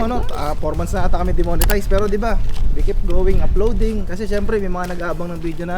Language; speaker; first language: Filipino; native; Filipino